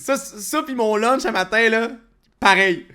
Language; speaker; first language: French; native; French